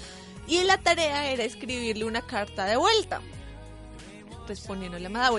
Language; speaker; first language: Spanish; native; Spanish